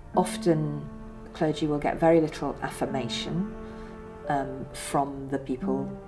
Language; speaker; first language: English; early bilingual, other home language; Persian